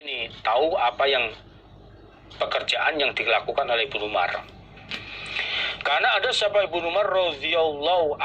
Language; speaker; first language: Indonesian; non-native, local second language; Javanese